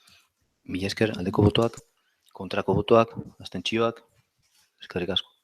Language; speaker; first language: Basque; non-native, local second language; Spanish